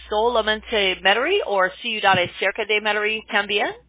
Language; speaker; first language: Spanish; non-native, learner; English